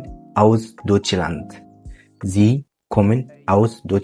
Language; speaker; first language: German; non-native, fluent; Arabic